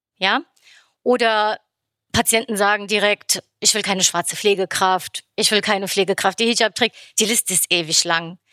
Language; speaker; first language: German; early bilingual, other home language; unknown